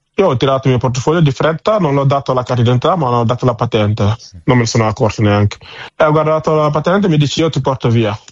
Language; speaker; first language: Italian; non-native, fluent; Wolof